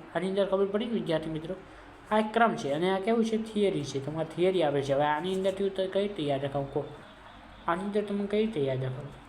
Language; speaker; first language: Gujarati; non-native, local second language; Marwari